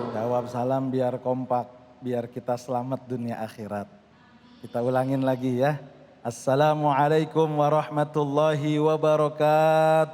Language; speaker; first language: Indonesian; native; Indonesian